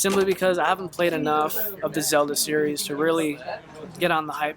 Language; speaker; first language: English; native; English